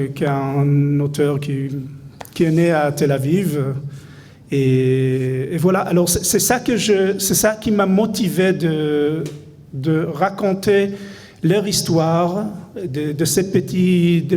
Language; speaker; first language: French; non-native, fluent; Hebrew